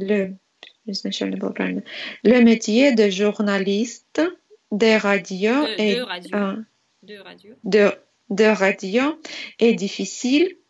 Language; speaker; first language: French; non-native, learner; Russian